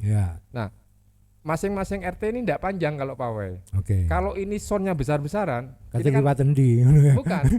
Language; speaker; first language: Indonesian; non-native, local second language; Javanese